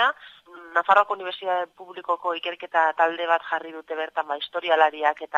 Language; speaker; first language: Basque; native; Basque